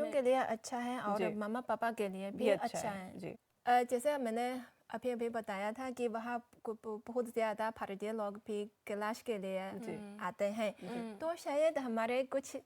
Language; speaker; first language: Hindi; non-native, fluent; Chinese